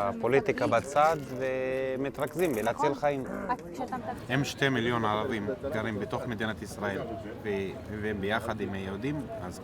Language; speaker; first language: Hebrew; non-native, local second language; Arabic